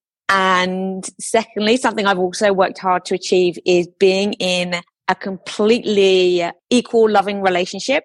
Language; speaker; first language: English; native; English